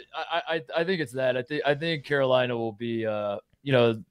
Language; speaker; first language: English; native; English